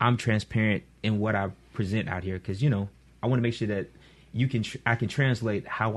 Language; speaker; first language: English; native; English